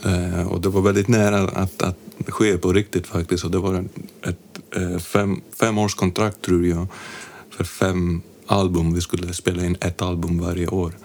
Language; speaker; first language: Swedish; non-native, fluent; Greek